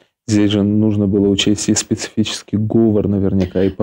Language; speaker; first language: Russian; native; Russian